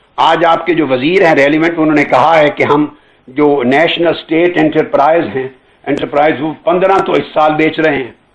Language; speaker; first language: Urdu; non-native, local second language; Punjabi